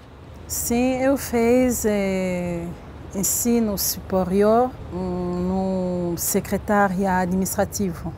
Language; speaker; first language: Portuguese; non-native, learner; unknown